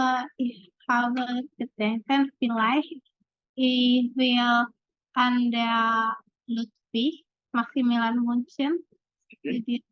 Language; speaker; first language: German; non-native, learner; Indonesian